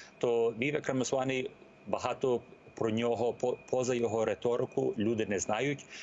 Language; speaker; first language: Ukrainian; early bilingual, heritage; Ukrainian